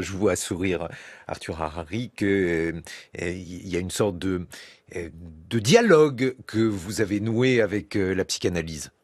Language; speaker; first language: French; native; French